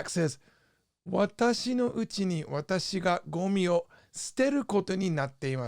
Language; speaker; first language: Japanese; non-native, fluent; English